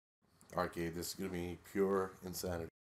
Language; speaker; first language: English; native; English